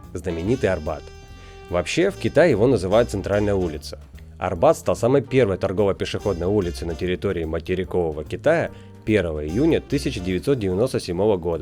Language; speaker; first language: Russian; native; Russian